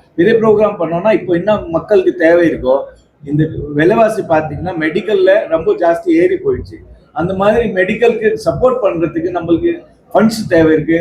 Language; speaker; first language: Tamil; non-native, local second language; Marwari